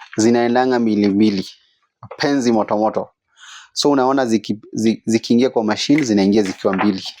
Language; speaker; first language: Swahili; native; Swahili